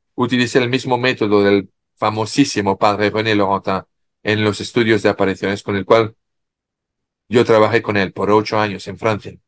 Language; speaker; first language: Spanish; non-native, fluent; French